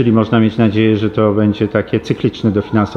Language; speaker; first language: Polish; native; Polish